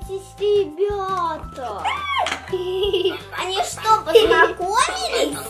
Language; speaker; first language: Russian; early bilingual, heritage; Russian